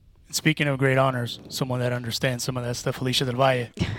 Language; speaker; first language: English; early bilingual, other home language; Spanish